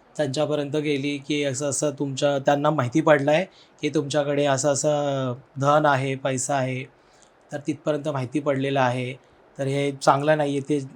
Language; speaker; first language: Marathi; non-native, local second language; Telugu